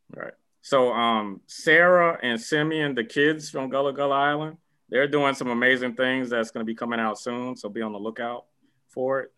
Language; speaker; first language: English; native; English